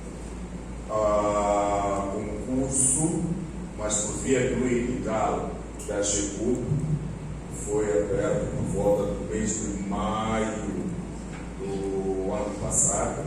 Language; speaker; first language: Portuguese; non-native, local second language; Tsonga